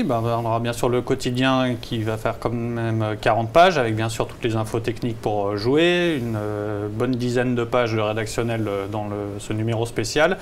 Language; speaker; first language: French; native; French